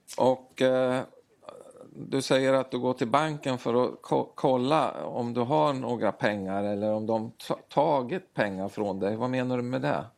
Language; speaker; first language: Swedish; native; Swedish